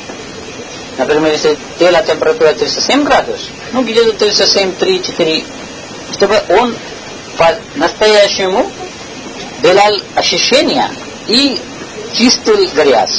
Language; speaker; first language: Russian; non-native, learner; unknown